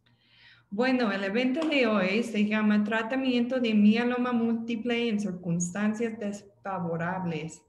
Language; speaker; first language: Spanish; non-native, fluent; English